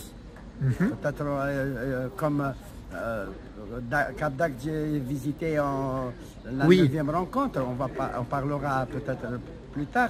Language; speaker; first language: French; non-native, local second language; Arabic